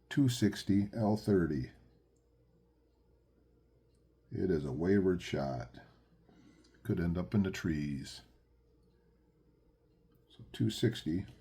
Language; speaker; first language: English; native; English